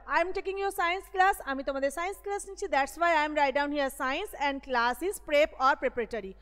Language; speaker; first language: English; non-native, local second language; Bangla